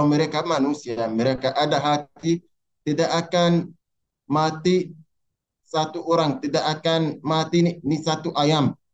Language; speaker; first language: Indonesian; non-native, learner; Arabic